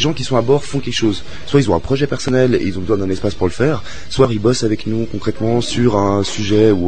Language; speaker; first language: French; native; French